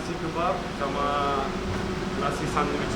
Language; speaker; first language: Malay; non-native, fluent; Turkish